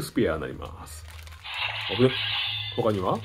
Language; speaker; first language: Japanese; native; Japanese